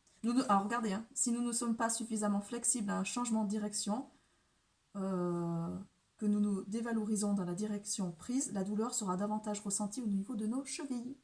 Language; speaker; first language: French; native; French